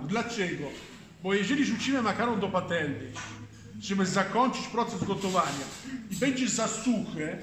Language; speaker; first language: Polish; non-native, fluent; Italian